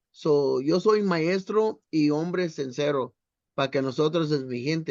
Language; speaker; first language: Spanish; non-native, learner; English